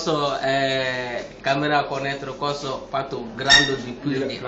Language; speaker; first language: Italian; non-native, learner; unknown